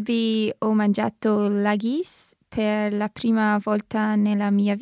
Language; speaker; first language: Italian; non-native, learner; English